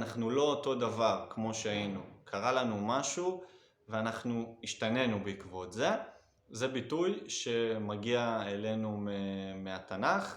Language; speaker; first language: Hebrew; native; Hebrew